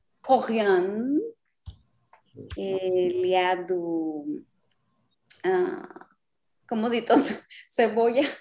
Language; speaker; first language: French; non-native, learner; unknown